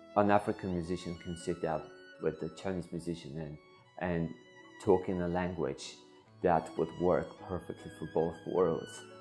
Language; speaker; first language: English; non-native, fluent; Bulgarian